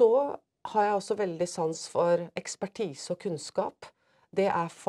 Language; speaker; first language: Norwegian; native; Norwegian